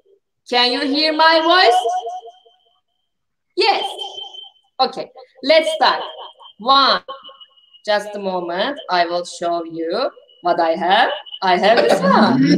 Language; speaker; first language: English; non-native, fluent; Turkish